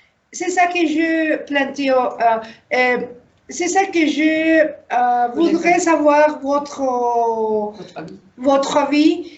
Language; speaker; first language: French; non-native, learner; Spanish